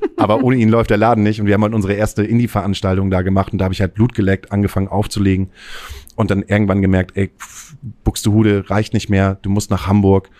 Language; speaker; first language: German; native; German